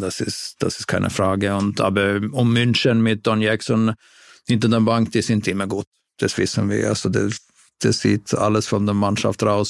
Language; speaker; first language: German; non-native, fluent; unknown